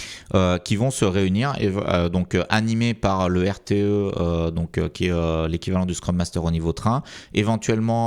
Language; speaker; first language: French; native; French